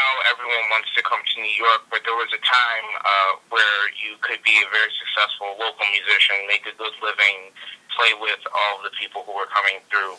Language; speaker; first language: English; native; English